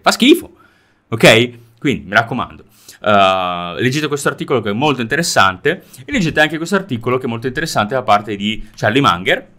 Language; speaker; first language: Italian; native; Italian